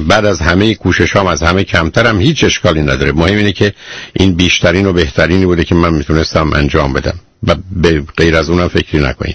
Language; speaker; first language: Persian; native; Persian